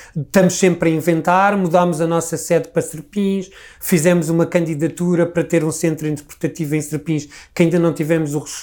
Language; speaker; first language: Portuguese; native; Portuguese